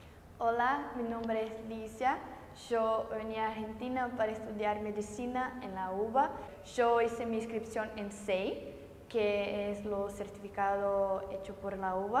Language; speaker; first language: Spanish; non-native, fluent; Portuguese